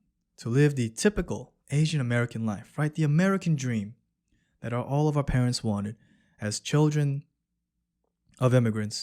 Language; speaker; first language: English; early bilingual, other home language; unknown